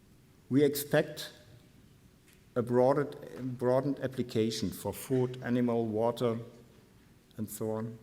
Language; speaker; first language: English; non-native, fluent; German